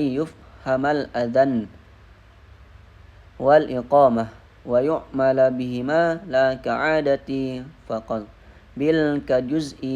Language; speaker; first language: Arabic; non-native, learner; Indonesian